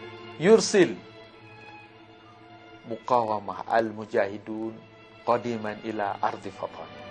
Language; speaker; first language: Arabic; non-native, learner; Malay